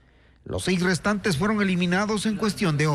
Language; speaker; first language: Spanish; native; Spanish